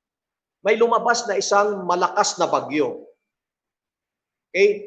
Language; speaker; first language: Filipino; native; Filipino